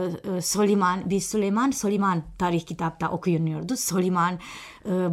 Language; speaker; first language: Turkish; non-native, fluent; Romanian